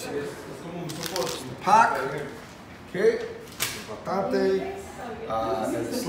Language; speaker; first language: Spanish; non-native, learner; English